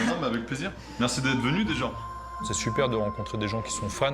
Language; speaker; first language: French; native; French